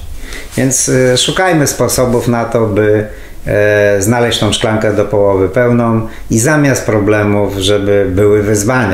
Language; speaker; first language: Polish; native; Polish